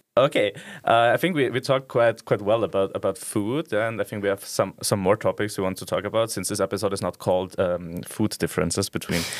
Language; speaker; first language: English; non-native, fluent; German